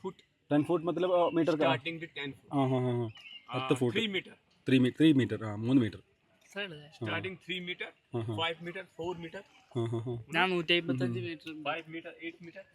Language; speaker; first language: Hindi; non-native, learner; Malayalam